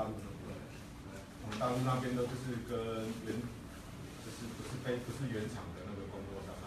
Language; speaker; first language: Chinese; native; Chinese